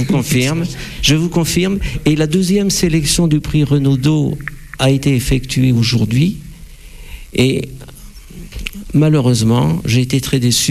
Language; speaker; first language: French; native; French